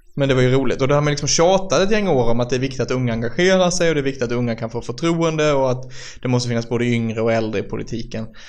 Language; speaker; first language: Swedish; native; Swedish